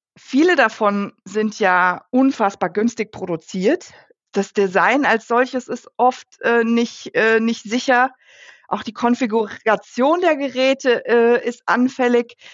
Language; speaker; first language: German; native; German